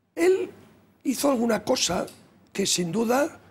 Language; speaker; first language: Spanish; native; Spanish